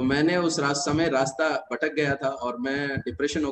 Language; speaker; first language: Hindi; non-native, local second language; Telugu